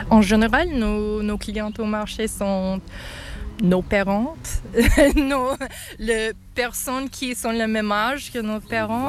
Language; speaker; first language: French; non-native, learner; English